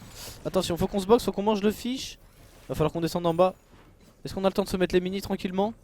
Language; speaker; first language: French; native; French